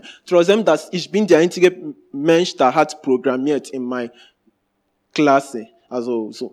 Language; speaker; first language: German; non-native, learner; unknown